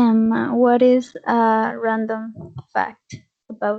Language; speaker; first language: English; non-native, fluent; Spanish